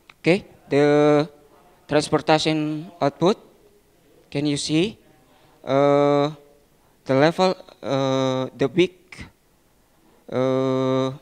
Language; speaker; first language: English; non-native, learner; Indonesian